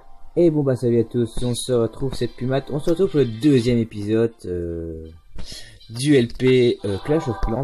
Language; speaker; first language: French; native; French